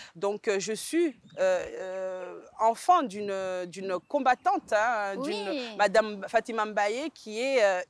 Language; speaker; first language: French; native; French